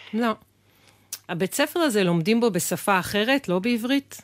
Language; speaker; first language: Hebrew; native; Hebrew